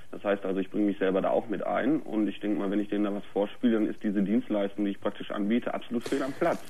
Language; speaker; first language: German; native; German